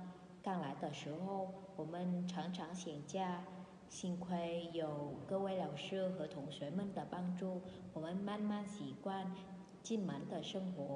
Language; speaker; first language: Chinese; non-native, learner; Vietnamese